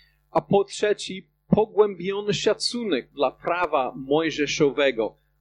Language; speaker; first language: Polish; non-native, fluent; English